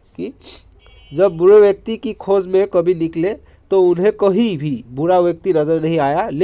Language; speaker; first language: Hindi; non-native, local second language; Assamese